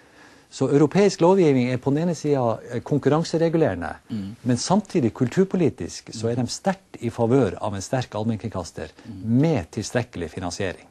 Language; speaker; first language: Norwegian; native; Norwegian